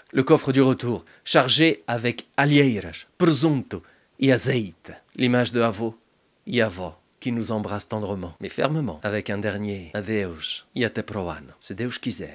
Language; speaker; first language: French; early bilingual, other home language; Portuguese